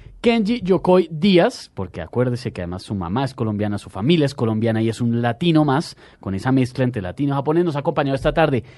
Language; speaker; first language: Spanish; native; Spanish